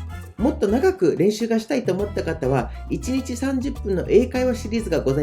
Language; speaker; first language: Japanese; native; Japanese